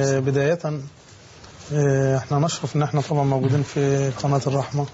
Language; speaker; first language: Arabic; native; Arabic